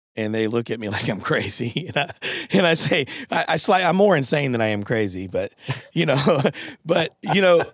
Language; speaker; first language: English; native; English